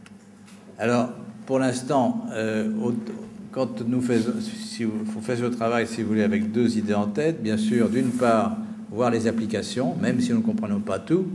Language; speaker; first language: French; native; French